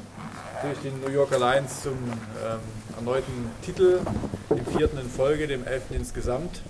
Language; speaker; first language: German; native; German